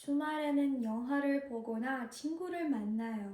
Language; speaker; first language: Korean; non-native, fluent; Ukrainian